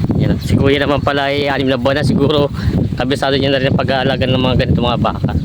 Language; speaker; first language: Filipino; native; Filipino